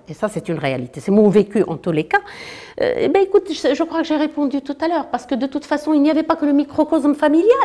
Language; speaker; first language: French; non-native, local second language; Arabic